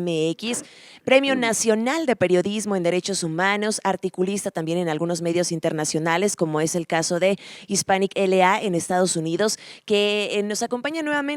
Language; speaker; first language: Spanish; native; Spanish